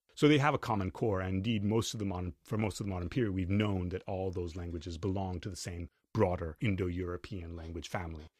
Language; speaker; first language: English; non-native, fluent; Spanish